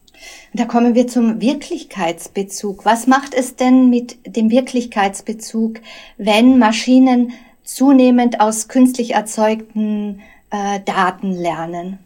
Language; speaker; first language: German; native; German